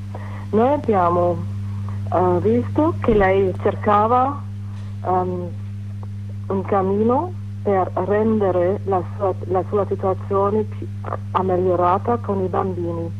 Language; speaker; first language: Italian; non-native, fluent; German